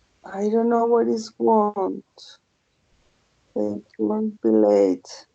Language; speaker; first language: English; non-native, learner; Spanish